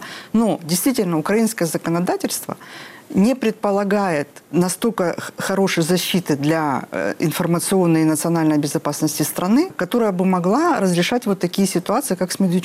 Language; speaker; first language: Russian; native; Russian